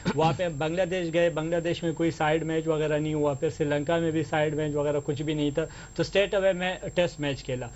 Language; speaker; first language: Hindi; non-native, local second language; Pashto